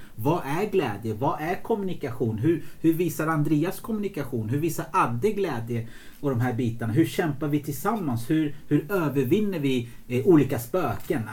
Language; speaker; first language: Swedish; early bilingual, other home language; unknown